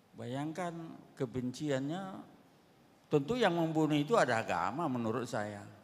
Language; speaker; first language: Indonesian; non-native, local second language; Batak Toba